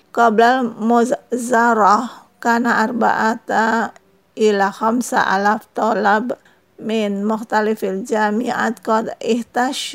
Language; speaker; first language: Arabic; non-native, fluent; Indonesian